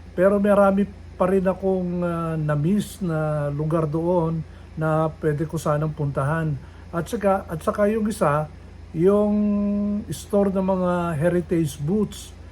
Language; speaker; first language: Filipino; non-native, local second language; Iloko